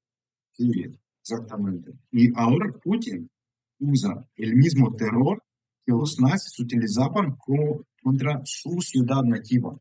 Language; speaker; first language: Spanish; non-native, fluent; Ukrainian